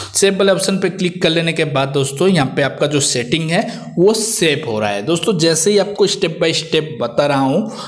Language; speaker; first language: Hindi; native; Hindi